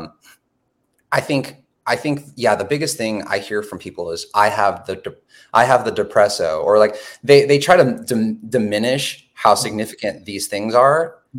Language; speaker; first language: English; native; English